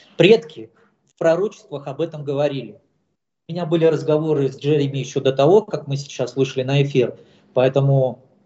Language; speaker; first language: Russian; native; Russian